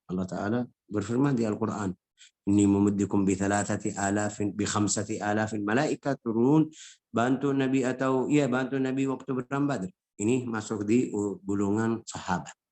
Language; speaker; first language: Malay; non-native, fluent; Arabic